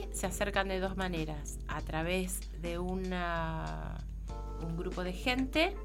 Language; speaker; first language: Spanish; native; Spanish